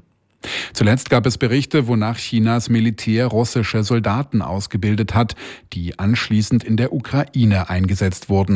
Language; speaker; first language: German; native; German